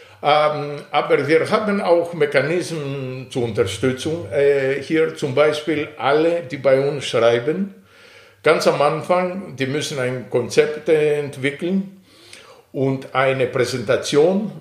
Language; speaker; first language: German; non-native, fluent; Greek